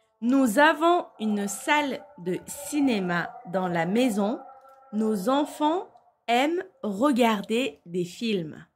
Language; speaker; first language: French; non-native, fluent; Turkish